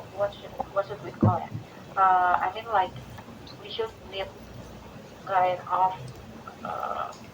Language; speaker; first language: English; non-native, learner; Indonesian